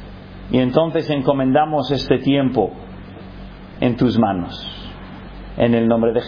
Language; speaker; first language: Spanish; non-native, fluent; English